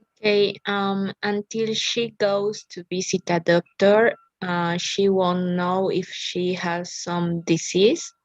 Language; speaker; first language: English; non-native, learner; Spanish